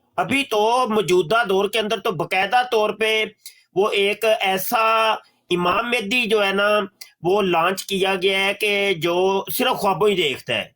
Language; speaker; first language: Urdu; non-native, local second language; Punjabi